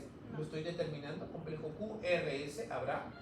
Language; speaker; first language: Spanish; native; Spanish